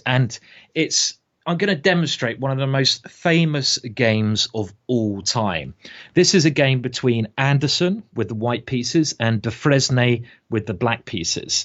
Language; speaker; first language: English; native; English